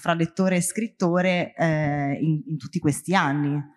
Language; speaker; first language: Italian; non-native, learner; Spanish